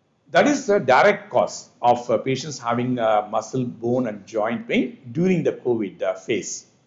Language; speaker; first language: English; non-native, local second language; Tamil